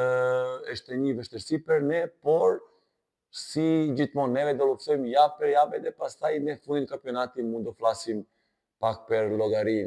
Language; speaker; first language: Albanian; non-native, fluent; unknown